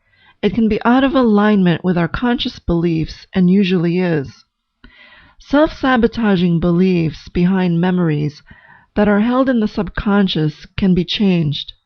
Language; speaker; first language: English; native; English